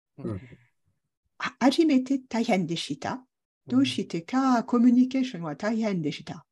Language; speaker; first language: Japanese; non-native, learner; French